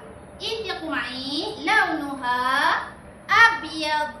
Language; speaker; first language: Arabic; non-native, learner; Malay